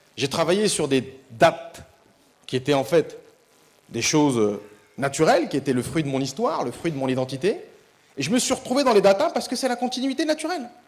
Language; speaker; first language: French; early bilingual, other home language; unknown